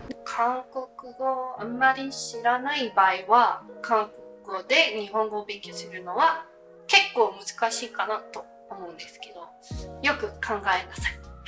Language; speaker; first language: Japanese; non-native, fluent; Afrikaans